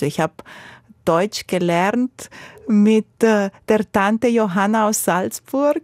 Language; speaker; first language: German; non-native, local second language; Romanian